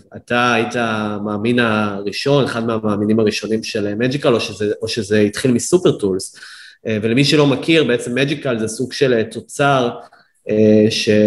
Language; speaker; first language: Hebrew; native; Hebrew